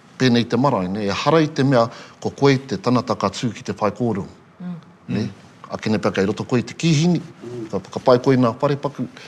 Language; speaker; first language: Māori; native; Māori